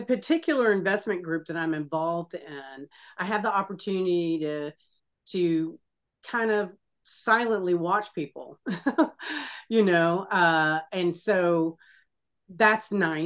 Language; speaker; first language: English; native; English